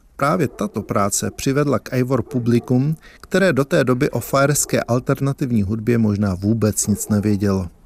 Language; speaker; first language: Czech; native; Czech